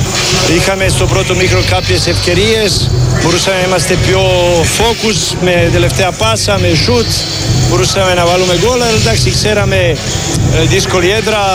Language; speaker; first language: Greek; non-native, fluent; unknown